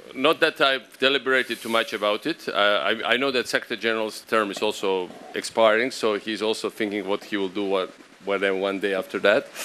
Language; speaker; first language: English; non-native, fluent; Georgian